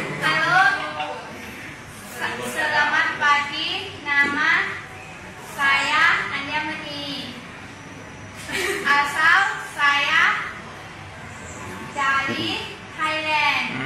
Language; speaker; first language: Indonesian; non-native, learner; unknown